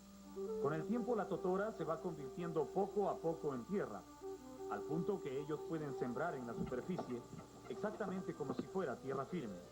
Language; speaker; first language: Spanish; native; Spanish